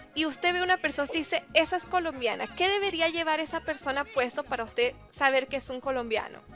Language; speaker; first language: Spanish; native; Spanish